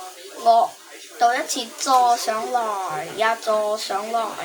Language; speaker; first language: Chinese; non-native, local second language; Cantonese